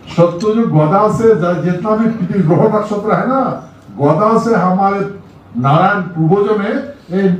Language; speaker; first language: Hindi; non-native, local second language; Rangpuri